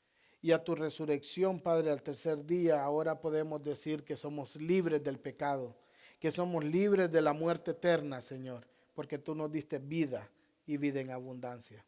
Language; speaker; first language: Spanish; native; Spanish